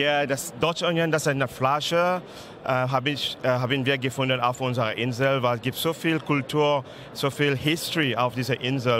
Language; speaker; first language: German; non-native, learner; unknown